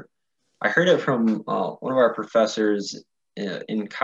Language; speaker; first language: English; native; English